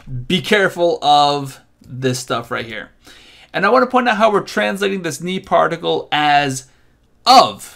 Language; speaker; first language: English; native; English